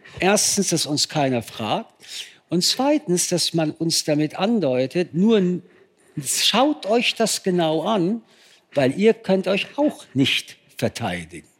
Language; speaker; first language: German; early bilingual, other home language; Polish